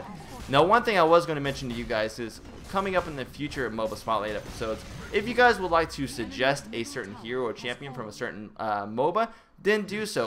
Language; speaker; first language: English; native; English